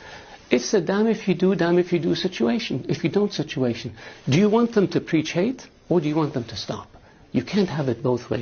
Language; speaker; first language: English; non-native, fluent; Arabic